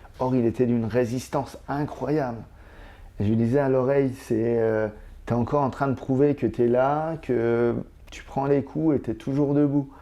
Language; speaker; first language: French; native; French